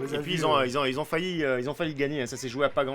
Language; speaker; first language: French; native; French